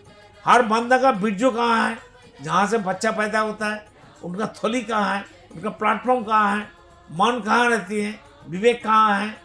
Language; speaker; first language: Hindi; non-native, local second language; Bangla